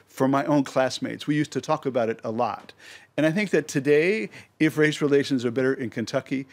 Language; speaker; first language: English; native; English